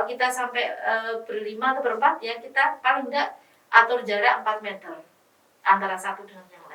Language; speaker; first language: Indonesian; native; Indonesian